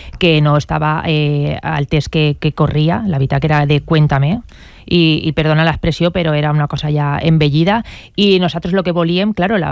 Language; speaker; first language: Catalan; native; Catalan